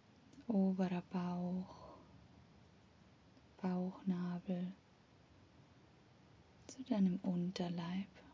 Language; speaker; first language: German; native; German